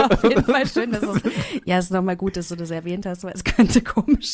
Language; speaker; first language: German; native; German